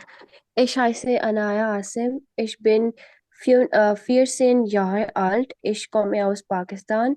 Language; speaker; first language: German; non-native, learner; Urdu